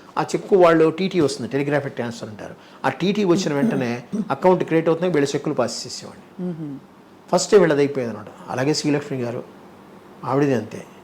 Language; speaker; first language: Telugu; native; Telugu